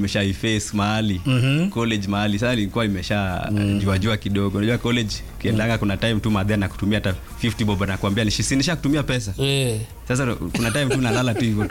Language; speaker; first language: Swahili; non-native, local second language; Luo (Kenya and Tanzania)